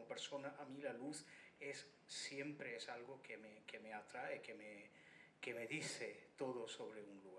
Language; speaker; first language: Spanish; non-native, fluent; Bangla